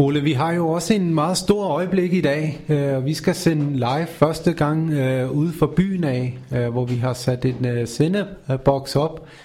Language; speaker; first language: Danish; non-native, fluent; Urdu